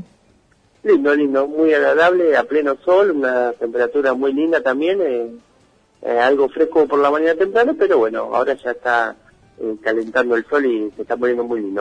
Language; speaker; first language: Spanish; native; Spanish